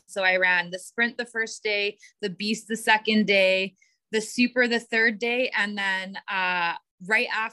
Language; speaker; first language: English; native; English